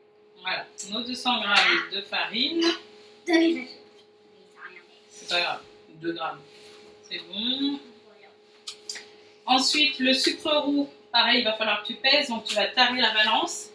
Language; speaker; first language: French; native; French